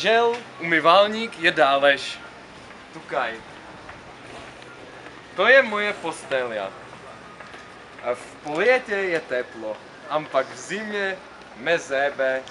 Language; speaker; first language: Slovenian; non-native, learner; Czech